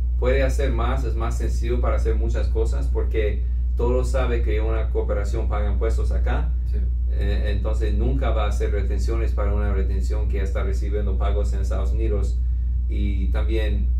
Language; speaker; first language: Spanish; non-native, fluent; English